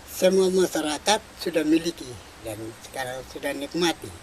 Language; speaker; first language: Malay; non-native, local second language; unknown